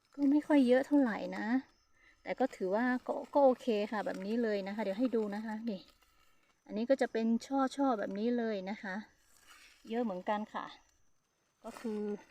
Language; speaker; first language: Thai; non-native, local second language; Hmong